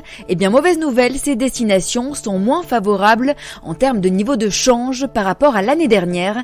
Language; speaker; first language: French; native; French